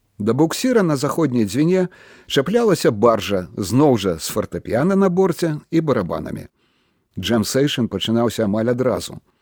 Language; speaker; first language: Belarusian; native; Belarusian